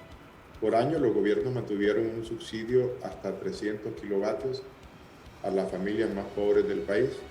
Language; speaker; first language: Spanish; native; Spanish